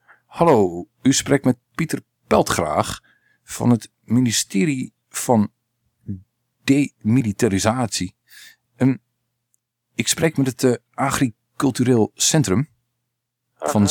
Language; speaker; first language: Dutch; native; Dutch